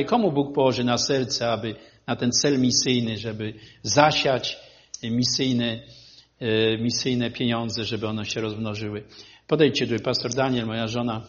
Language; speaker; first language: Polish; native; Polish